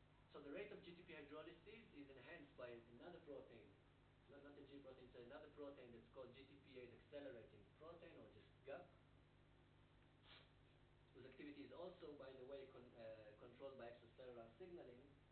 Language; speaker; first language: English; non-native, fluent; Hebrew